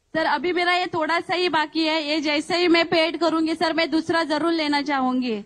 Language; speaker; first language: Hindi; non-native, local second language; Marathi